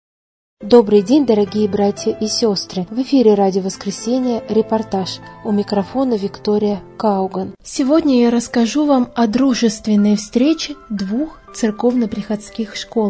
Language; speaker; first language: Russian; native; Russian